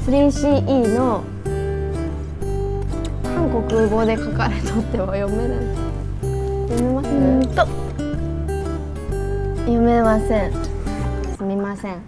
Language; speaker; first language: Japanese; native; Japanese